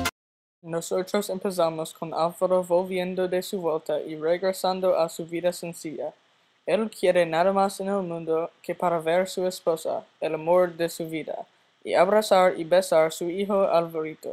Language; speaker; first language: Spanish; non-native, learner; English